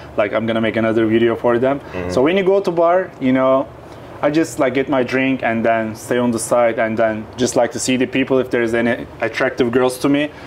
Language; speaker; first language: English; non-native, fluent; Turkish